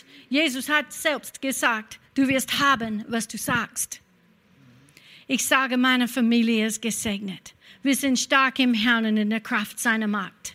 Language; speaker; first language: German; non-native, fluent; English